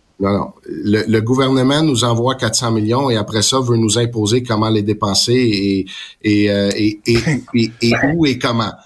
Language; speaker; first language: French; non-native, local second language; English